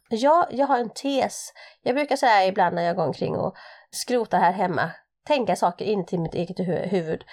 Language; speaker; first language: Swedish; early bilingual, other home language; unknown